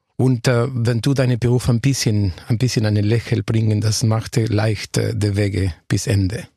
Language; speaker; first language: German; non-native, learner; Spanish